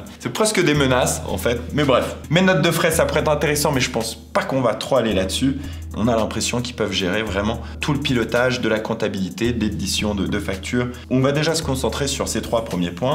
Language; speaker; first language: French; native; French